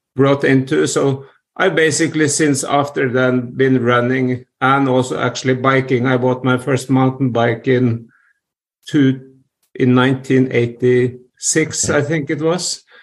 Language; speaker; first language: English; non-native, fluent; Norwegian